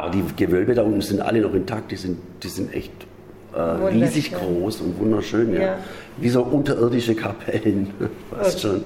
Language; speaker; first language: German; native; German